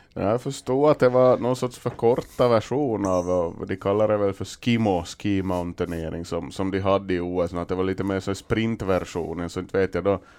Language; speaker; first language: Swedish; native; Swedish